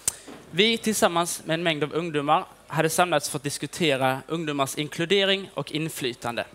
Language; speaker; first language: Swedish; native; Swedish